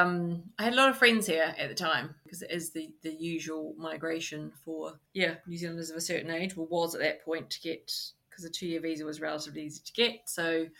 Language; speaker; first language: English; native; English